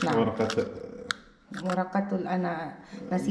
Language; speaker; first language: Arabic; non-native, learner; Portuguese